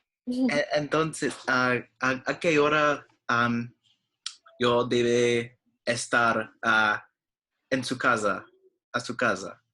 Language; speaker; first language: Spanish; non-native, learner; English